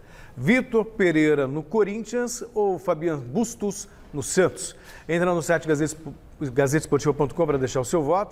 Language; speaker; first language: Portuguese; native; Portuguese